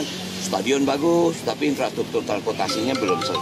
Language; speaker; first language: Indonesian; native; Indonesian